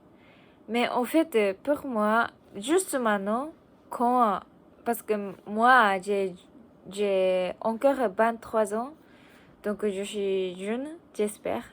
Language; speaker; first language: French; non-native, learner; Japanese